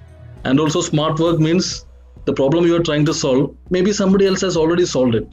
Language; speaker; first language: English; non-native, local second language; Malayalam